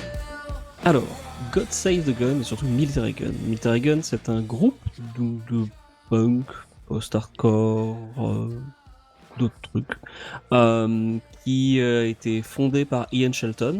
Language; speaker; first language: French; native; French